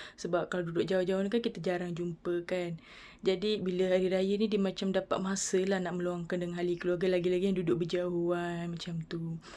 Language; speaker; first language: Malay; non-native, local second language; Tamil